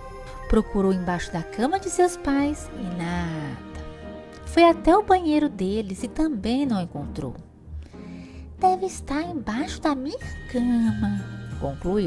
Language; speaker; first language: Portuguese; native; Portuguese